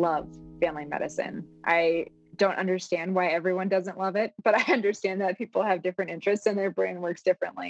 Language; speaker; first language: English; native; English